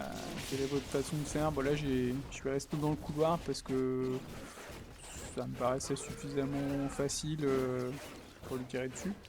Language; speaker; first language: French; native; French